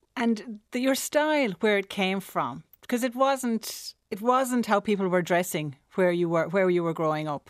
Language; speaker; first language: English; native; English